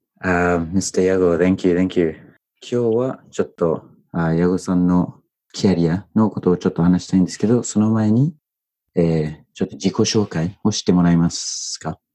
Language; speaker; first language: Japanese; non-native, fluent; English